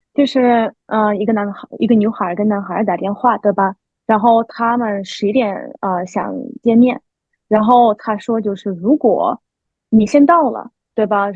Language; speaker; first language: Chinese; non-native, fluent; Russian